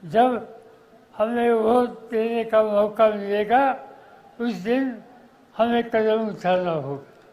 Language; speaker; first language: Hindi; non-native, local second language; Marathi